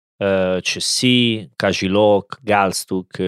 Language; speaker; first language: Russian; non-native, learner; Italian